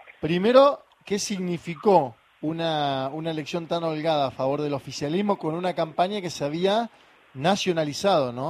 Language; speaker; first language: Spanish; native; Spanish